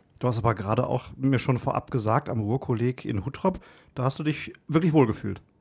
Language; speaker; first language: German; native; German